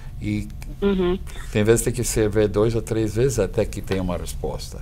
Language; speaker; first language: Portuguese; non-native, fluent; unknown